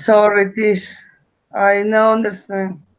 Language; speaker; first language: English; non-native, learner; Spanish